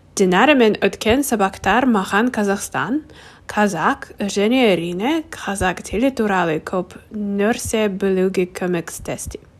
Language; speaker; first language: Kazakh; non-native, learner; English